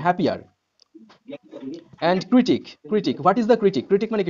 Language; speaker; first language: English; non-native, local second language; Bangla